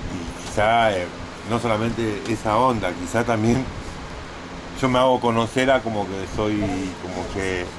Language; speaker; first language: Spanish; native; Spanish